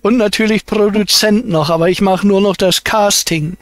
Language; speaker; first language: German; native; German